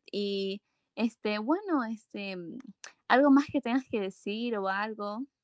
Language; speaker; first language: Spanish; early bilingual, heritage; English